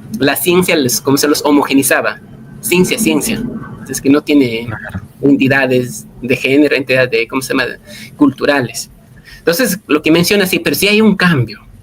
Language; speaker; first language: Spanish; non-native, local second language; Quechua